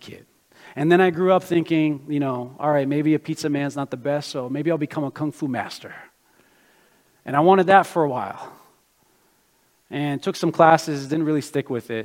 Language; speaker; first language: English; native; English